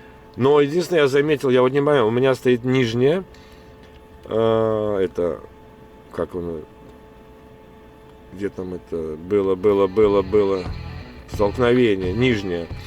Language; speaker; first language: Russian; native; Russian